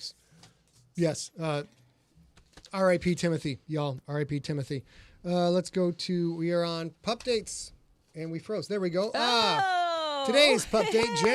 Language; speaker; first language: English; native; English